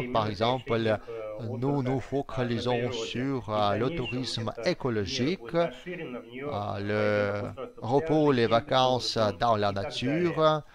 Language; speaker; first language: French; non-native, fluent; Russian